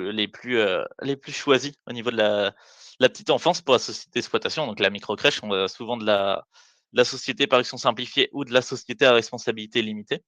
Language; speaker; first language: French; native; French